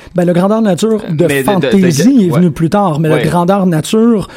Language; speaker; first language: French; native; French